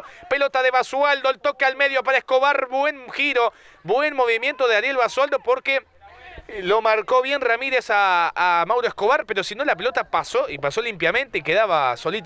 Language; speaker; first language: Spanish; native; Spanish